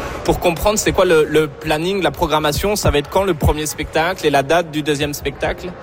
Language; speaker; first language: French; native; French